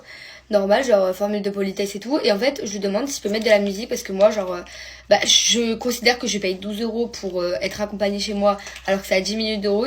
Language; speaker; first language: French; native; French